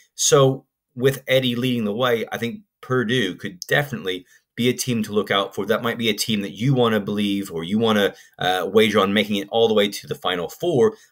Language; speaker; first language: English; native; English